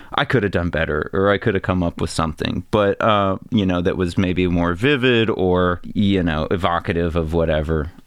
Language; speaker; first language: English; native; English